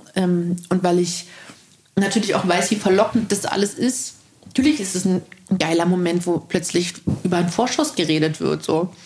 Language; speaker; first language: German; native; German